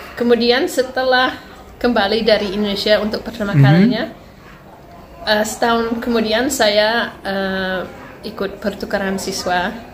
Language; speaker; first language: Indonesian; non-native, fluent; English